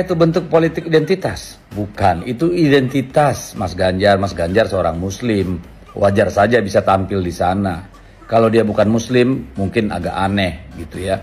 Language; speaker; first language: Indonesian; native; Indonesian